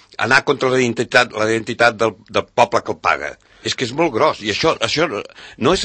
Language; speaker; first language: Catalan; native; Catalan